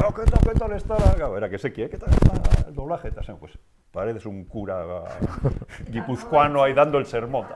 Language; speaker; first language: Spanish; non-native, local second language; Basque